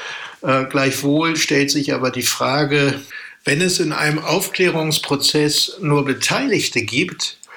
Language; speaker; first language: German; native; German